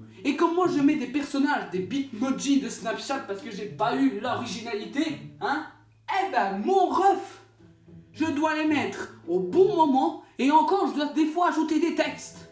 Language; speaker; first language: French; native; French